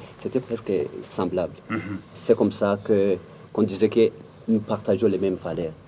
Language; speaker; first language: French; non-native, local second language; Kinyarwanda